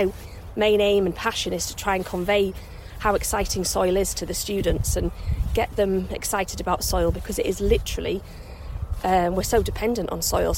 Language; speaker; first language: English; native; English